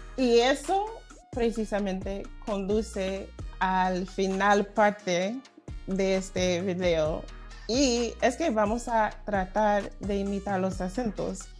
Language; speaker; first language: Spanish; non-native, fluent; English